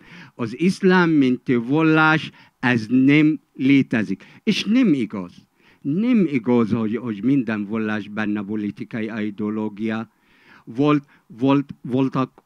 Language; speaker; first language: Hungarian; non-native, fluent; Arabic